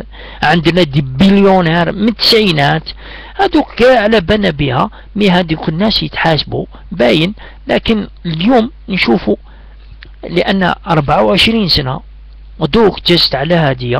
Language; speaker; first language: Arabic; native; Arabic